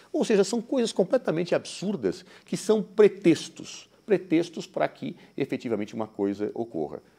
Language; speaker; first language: Portuguese; native; Portuguese